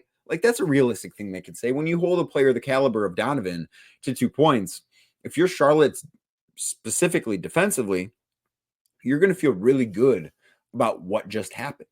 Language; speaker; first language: English; native; English